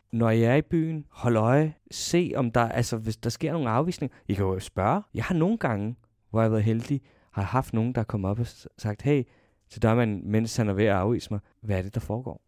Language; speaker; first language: Danish; early bilingual, other home language; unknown